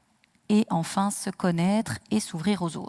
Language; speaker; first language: French; native; French